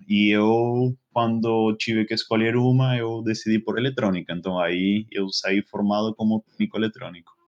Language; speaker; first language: Portuguese; non-native, fluent; Spanish